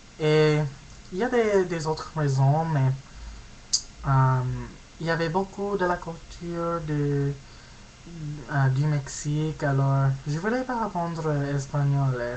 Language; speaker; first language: French; non-native, learner; English